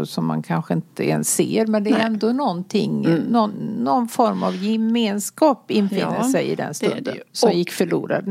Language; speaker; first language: Swedish; native; Swedish